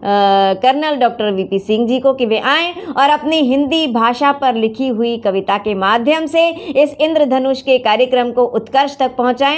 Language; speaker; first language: Hindi; native; Hindi